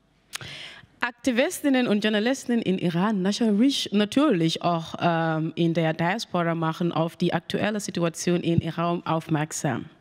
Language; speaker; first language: German; non-native, learner; Mandingo